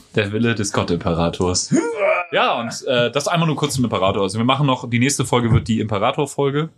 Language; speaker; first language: German; native; German